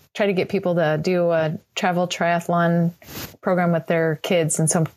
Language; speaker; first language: English; native; English